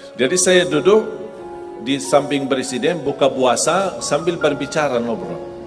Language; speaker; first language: Indonesian; non-native, fluent; Arabic